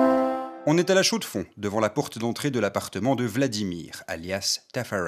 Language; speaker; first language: French; native; French